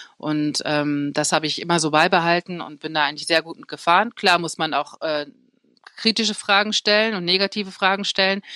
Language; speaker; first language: German; native; German